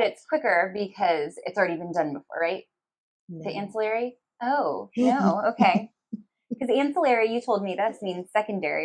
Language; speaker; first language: English; native; English